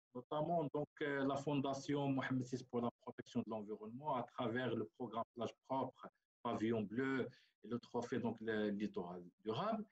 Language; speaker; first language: French; non-native, local second language; Arabic